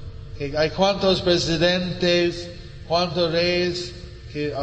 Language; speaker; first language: Spanish; non-native, learner; English